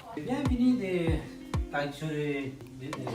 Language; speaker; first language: French; non-native, local second language; Morisyen